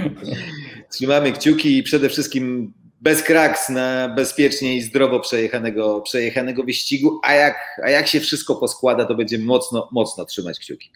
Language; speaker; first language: Polish; native; Polish